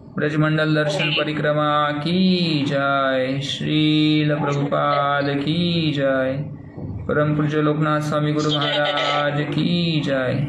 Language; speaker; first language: Hindi; non-native, local second language; Marathi